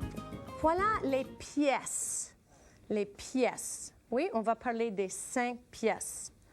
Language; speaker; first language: French; non-native, fluent; English